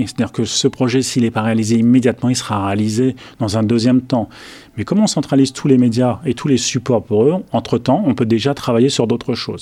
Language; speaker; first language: French; native; French